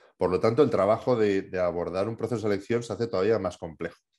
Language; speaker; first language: Spanish; native; Spanish